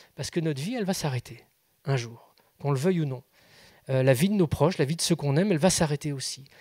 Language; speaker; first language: French; native; French